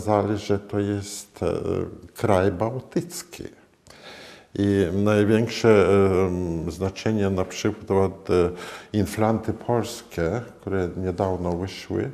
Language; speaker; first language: Polish; non-native, fluent; Latvian